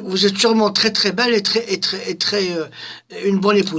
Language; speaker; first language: French; non-native, local second language; Arabic